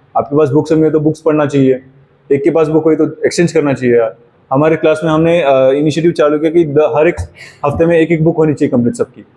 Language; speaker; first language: Hindi; non-native, local second language; Marathi